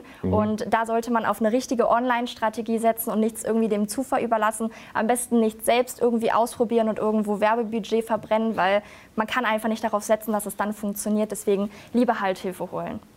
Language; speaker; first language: German; native; German